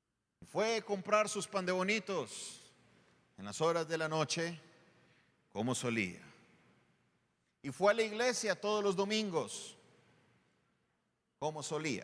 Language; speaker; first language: Spanish; native; Spanish